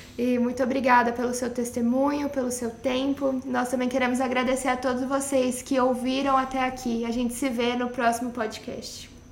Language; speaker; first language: Portuguese; native; Portuguese